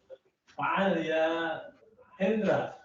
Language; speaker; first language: Arabic; non-native, learner; Indonesian